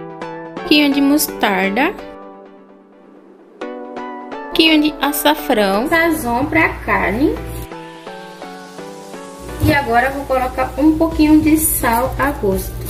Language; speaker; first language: Portuguese; non-native, fluent; Haitian Creole